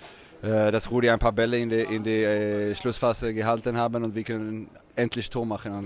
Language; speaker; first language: German; non-native, fluent; Swedish